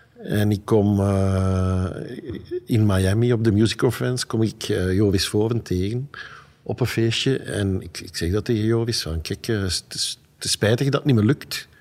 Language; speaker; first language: Dutch; native; Dutch